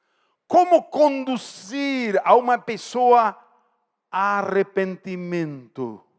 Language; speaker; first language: Portuguese; non-native, fluent; Spanish